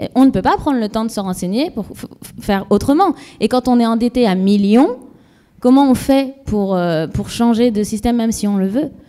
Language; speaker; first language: French; native; French